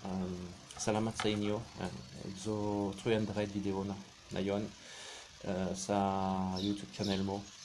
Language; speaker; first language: Filipino; non-native, learner; French